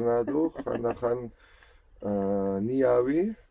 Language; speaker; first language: Georgian; non-native, learner; German